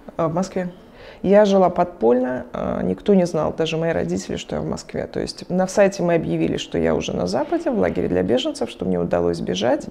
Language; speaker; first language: Russian; native; Russian